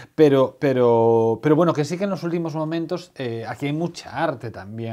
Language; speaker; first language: Spanish; native; Spanish